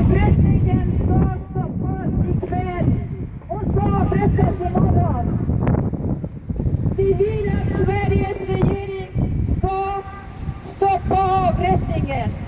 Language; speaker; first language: Swedish; non-native, fluent; Persian